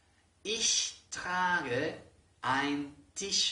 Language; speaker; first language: German; non-native, fluent; Spanish